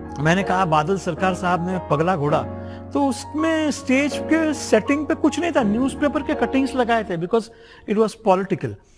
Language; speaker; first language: Hindi; non-native, local second language; Marathi